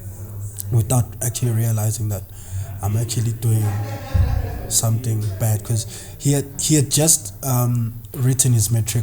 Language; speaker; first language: English; non-native, local second language; Zulu